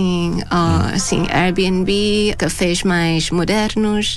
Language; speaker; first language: Portuguese; non-native, fluent; Thai